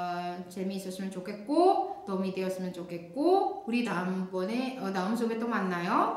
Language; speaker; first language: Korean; non-native, fluent; Indonesian